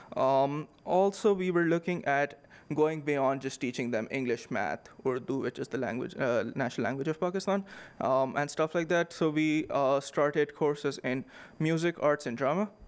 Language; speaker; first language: English; non-native, local second language; Urdu